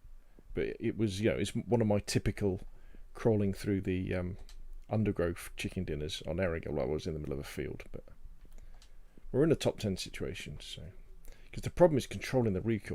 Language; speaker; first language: English; native; English